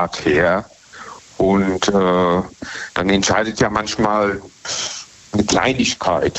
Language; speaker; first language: German; native; German